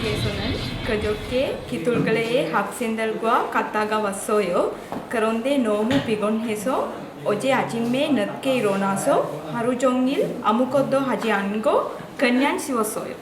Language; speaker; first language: Korean; non-native, learner; Sinhala